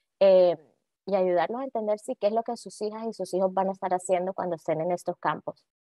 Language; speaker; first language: Spanish; native; Spanish